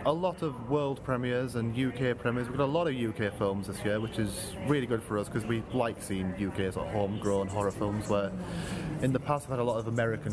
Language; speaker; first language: English; native; English